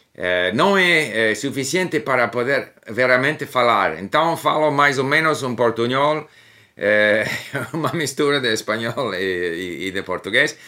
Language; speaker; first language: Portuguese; non-native, learner; English